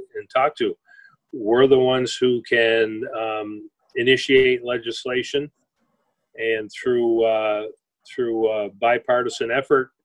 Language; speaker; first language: English; native; English